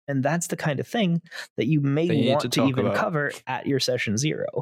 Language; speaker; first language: English; native; English